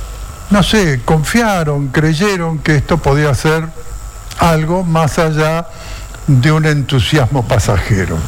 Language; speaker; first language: Spanish; native; Spanish